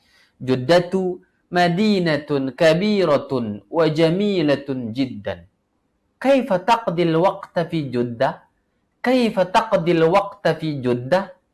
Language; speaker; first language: Arabic; non-native, fluent; Indonesian